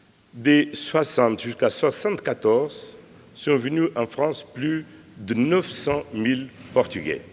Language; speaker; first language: French; non-native, fluent; Portuguese